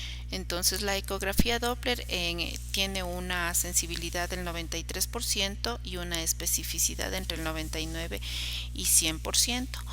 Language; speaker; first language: Spanish; native; Spanish